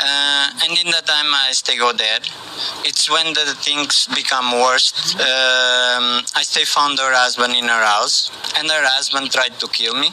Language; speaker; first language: English; non-native, learner; Portuguese